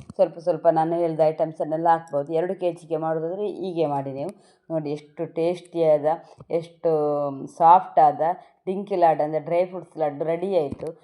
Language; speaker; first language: Kannada; non-native, local second language; Tulu